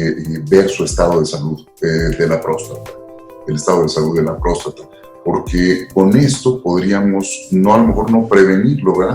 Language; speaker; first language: Spanish; native; Spanish